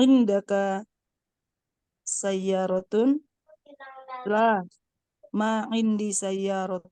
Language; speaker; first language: Arabic; non-native, learner; Indonesian